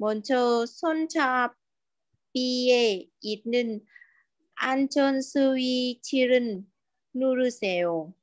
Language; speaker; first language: Korean; non-native, learner; Vietnamese